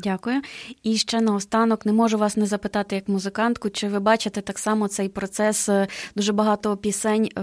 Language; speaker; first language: Ukrainian; native; Ukrainian